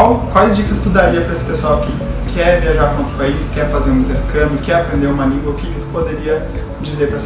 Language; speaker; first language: Portuguese; native; Portuguese